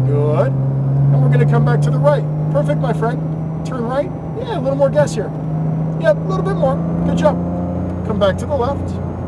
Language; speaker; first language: English; native; English